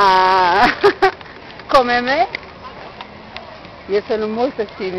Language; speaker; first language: Italian; non-native, learner; Portuguese